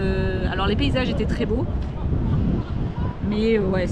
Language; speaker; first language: French; native; French